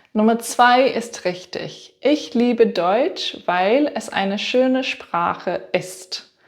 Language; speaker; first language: German; non-native, fluent; English